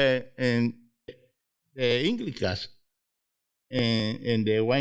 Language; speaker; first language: English; non-native, learner; Spanish